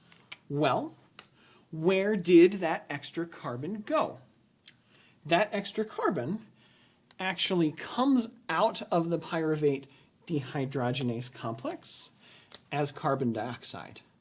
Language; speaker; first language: English; native; English